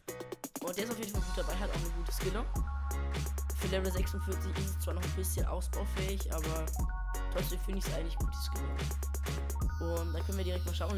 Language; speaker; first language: German; native; German